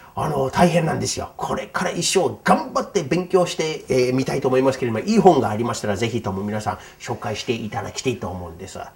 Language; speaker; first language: Japanese; non-native, fluent; English